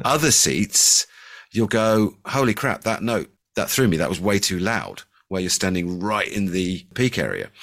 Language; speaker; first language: English; native; English